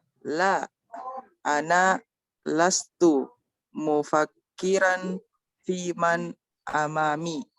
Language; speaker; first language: Arabic; non-native, learner; Indonesian